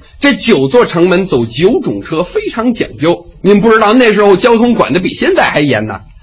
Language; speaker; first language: Chinese; non-native, fluent; English